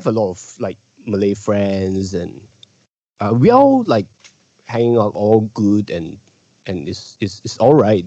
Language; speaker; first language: English; non-native, local second language; Cantonese